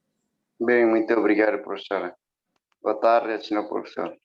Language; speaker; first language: Portuguese; non-native, learner; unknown